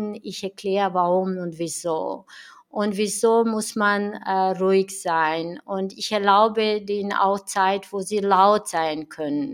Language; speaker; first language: German; non-native, fluent; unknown